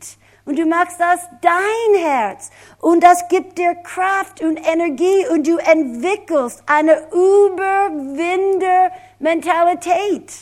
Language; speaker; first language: German; non-native, fluent; English